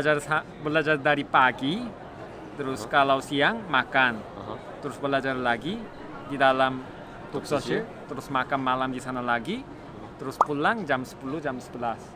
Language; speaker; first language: Indonesian; non-native, learner; Korean